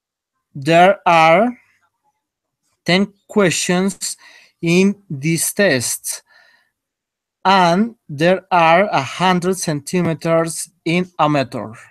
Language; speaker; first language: English; non-native, learner; Spanish